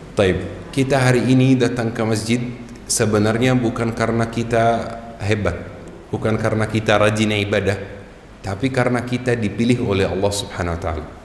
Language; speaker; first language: Indonesian; non-native, fluent; Arabic